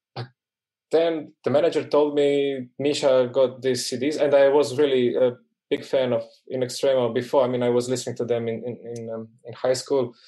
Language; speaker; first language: English; non-native, fluent; Croatian